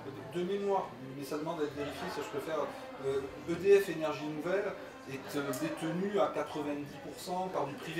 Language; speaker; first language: French; native; French